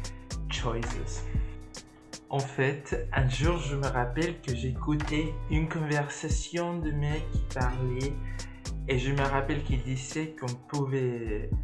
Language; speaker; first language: French; non-native, learner; Spanish